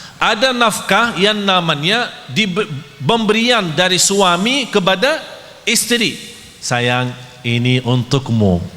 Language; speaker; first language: Malay; non-native, fluent; Arabic